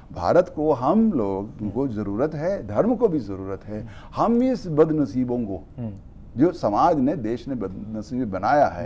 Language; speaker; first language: Hindi; non-native, local second language; Malayalam